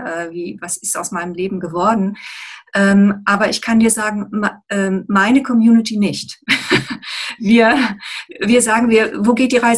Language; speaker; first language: German; native; German